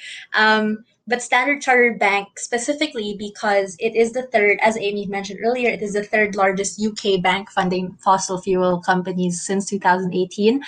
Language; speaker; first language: English; non-native, local second language; Filipino